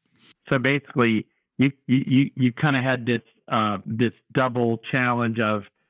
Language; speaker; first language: English; native; English